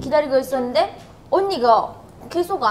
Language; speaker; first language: Korean; non-native, fluent; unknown